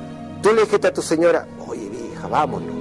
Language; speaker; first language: Spanish; native; Spanish